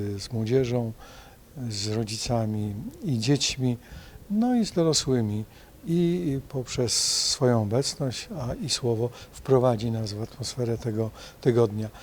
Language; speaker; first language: Polish; native; Polish